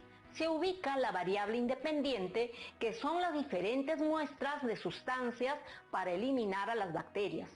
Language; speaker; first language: Spanish; native; Spanish